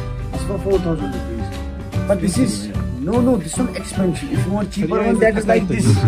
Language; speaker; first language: English; non-native, local second language; Kashmiri